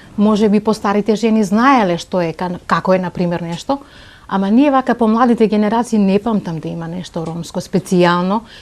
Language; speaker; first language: Macedonian; non-native, local second language; Romany